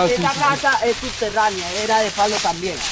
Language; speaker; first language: Spanish; native; Spanish